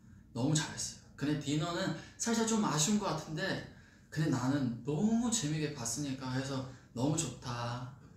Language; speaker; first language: Korean; non-native, fluent; Chinese